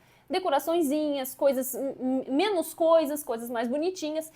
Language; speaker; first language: Portuguese; native; Portuguese